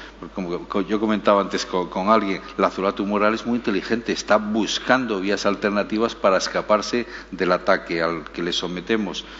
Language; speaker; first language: Spanish; native; Spanish